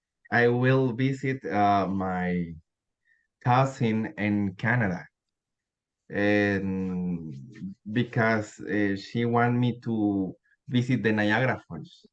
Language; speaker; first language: English; non-native, learner; Spanish